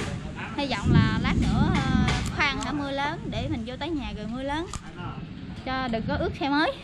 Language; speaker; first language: Vietnamese; native; Vietnamese